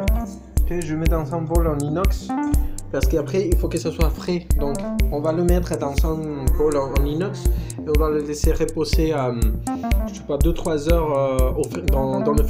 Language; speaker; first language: French; non-native, fluent; Spanish